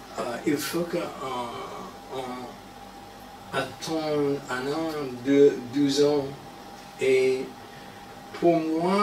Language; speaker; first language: French; non-native, learner; English